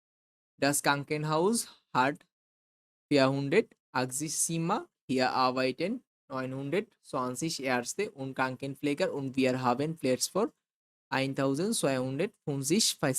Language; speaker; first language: German; non-native, fluent; Bangla